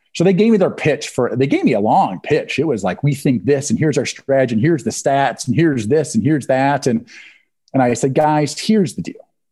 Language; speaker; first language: English; native; English